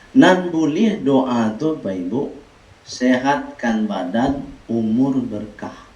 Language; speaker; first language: Malay; non-native, local second language; Minangkabau